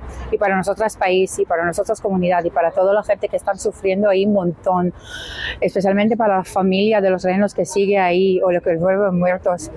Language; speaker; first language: Spanish; non-native, learner; Hebrew